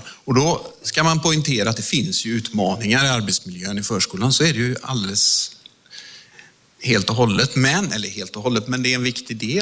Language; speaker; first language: Swedish; native; Swedish